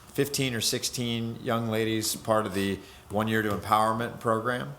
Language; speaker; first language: English; native; English